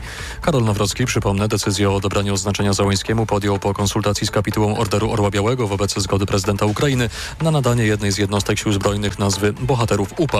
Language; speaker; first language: Polish; native; Polish